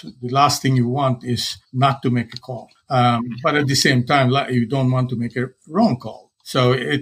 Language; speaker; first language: English; non-native, local second language; Hindi